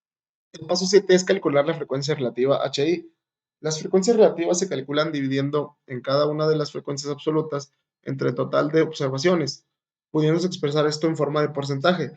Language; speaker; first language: Spanish; native; Spanish